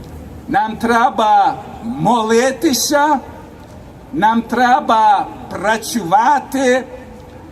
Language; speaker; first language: Ukrainian; early bilingual, heritage; Ukrainian